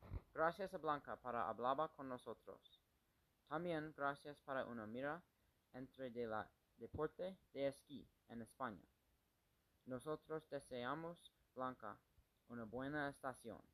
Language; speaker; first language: Spanish; non-native, learner; English